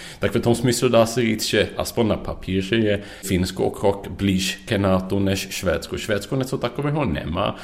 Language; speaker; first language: Czech; non-native, fluent; Swedish